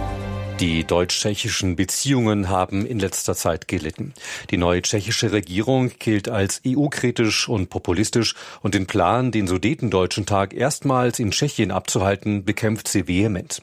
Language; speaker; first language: German; native; German